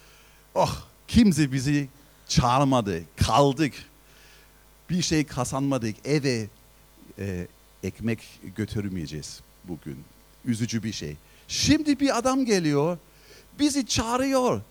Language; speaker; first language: Turkish; non-native, fluent; German